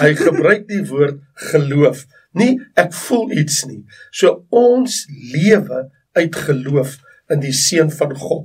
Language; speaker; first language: Afrikaans; native; Afrikaans